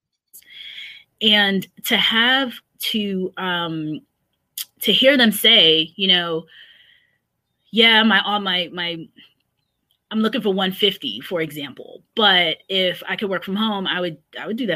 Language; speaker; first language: English; native; English